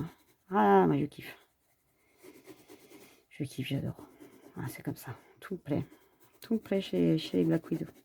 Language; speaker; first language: French; native; French